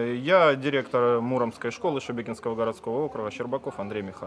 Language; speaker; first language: Russian; native; Russian